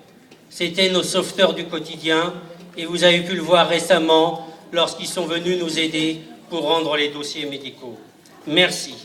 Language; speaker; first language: French; native; French